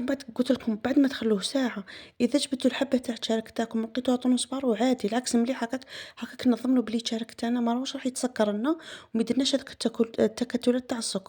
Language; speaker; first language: Arabic; native; Arabic